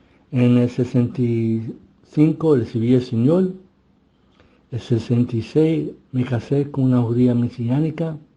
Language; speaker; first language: Spanish; early bilingual, heritage; Spanish